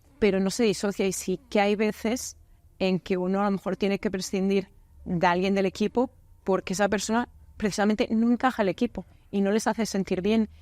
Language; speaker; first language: Spanish; native; Spanish